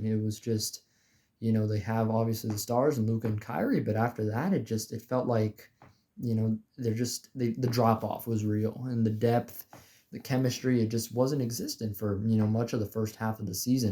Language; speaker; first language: English; native; English